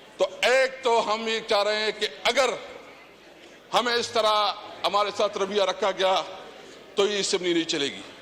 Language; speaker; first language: Urdu; non-native, local second language; Pashto